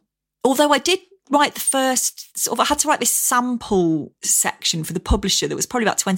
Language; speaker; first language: English; native; English